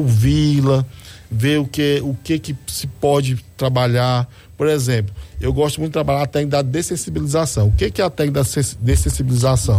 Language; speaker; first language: Portuguese; native; Portuguese